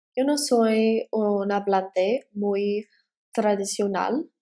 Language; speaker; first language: Spanish; early bilingual, heritage; Spanish